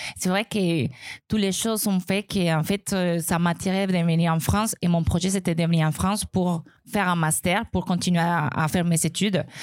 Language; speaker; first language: French; non-native, fluent; Spanish